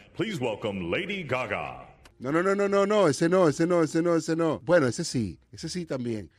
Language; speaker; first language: Spanish; native; Spanish